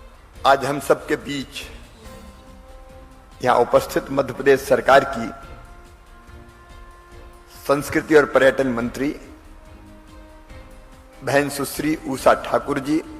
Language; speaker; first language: Hindi; native; Hindi